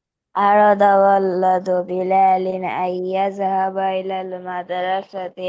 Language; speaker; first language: Arabic; non-native, learner; Bangla